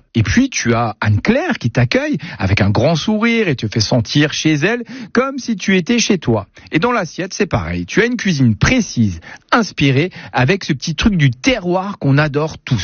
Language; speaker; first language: French; native; French